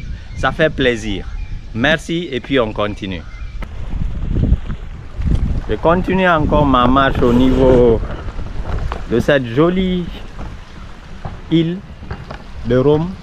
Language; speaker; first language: French; non-native, local second language; Susu